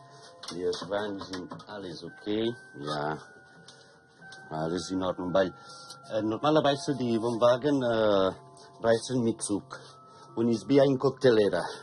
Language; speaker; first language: German; non-native, learner; Italian